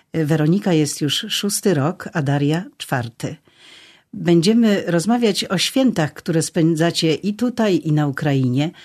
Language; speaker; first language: Polish; native; Polish